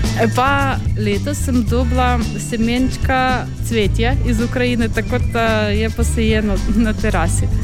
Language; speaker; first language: Slovenian; non-native, fluent; Russian